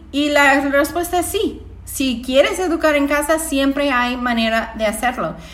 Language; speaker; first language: Spanish; non-native, fluent; English